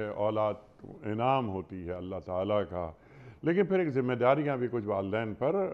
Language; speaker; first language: Urdu; native; Urdu